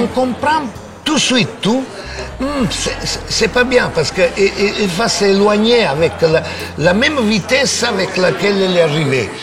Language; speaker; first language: French; non-native, fluent; Italian